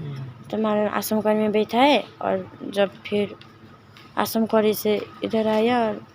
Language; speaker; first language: Hindi; non-native, local second language; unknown